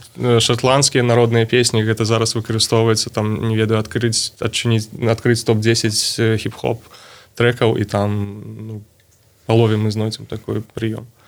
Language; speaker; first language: Belarusian; non-native, local second language; Russian